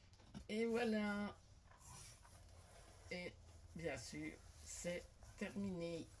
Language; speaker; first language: French; native; French